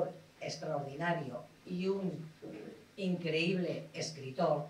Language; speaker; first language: Spanish; native; Spanish